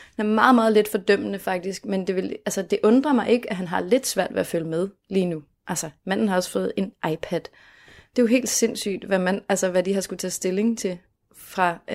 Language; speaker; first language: Danish; native; Danish